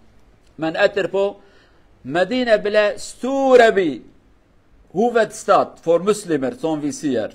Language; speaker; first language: Norwegian; non-native, learner; Kurdish